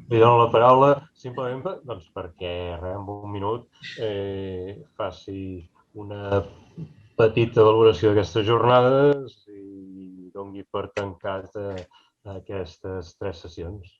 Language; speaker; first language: Catalan; native; Catalan